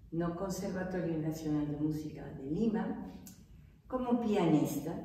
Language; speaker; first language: Portuguese; non-native, fluent; Spanish